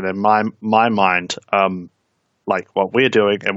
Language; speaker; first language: English; native; English